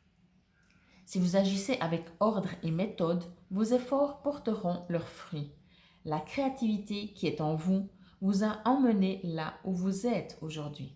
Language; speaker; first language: French; native; French